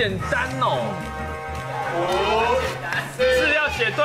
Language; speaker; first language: Chinese; native; Chinese